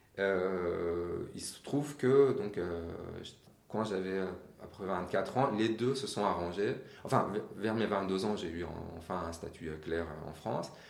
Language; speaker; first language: French; non-native, fluent; Persian